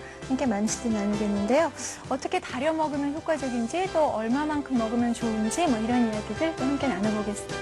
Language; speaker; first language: Korean; native; Korean